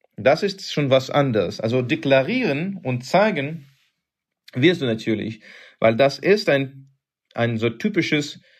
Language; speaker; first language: German; non-native, fluent; Russian